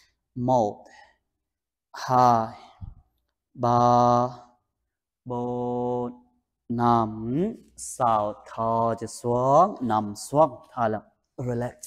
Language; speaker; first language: Vietnamese; non-native, learner; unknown